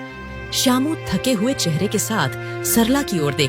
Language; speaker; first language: Hindi; native; Hindi